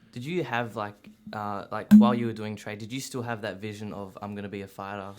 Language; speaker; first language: English; native; English